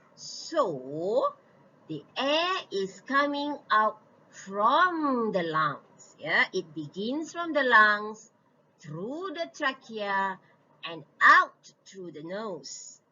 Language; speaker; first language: English; non-native, local second language; Malay